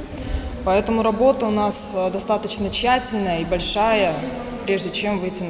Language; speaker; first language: Russian; native; Russian